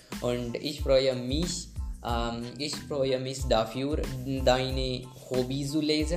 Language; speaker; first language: German; non-native, learner; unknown